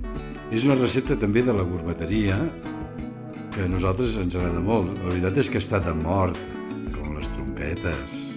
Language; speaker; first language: Catalan; native; Catalan